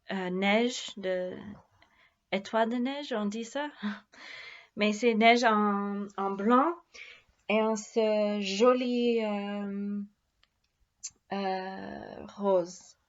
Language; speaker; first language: French; non-native, fluent; English